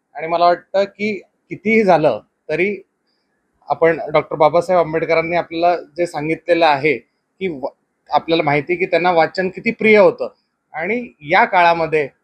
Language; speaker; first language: Marathi; native; Marathi